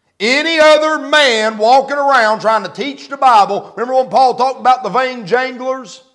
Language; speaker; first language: English; native; English